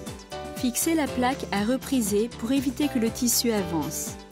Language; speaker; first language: French; native; French